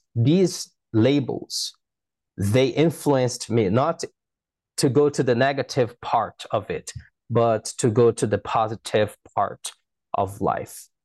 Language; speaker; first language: English; non-native, fluent; Portuguese